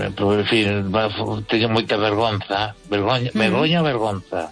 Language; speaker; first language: Galician; non-native, learner; Spanish